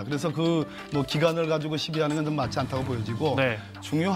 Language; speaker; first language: Korean; native; Korean